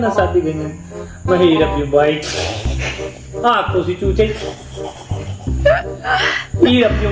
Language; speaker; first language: Filipino; non-native, learner; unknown